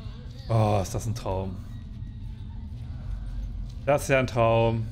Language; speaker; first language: German; native; German